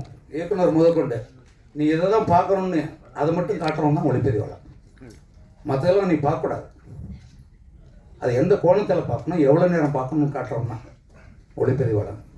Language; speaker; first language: Tamil; native; Tamil